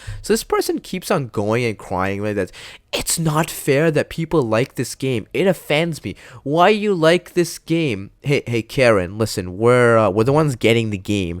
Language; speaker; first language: English; native; English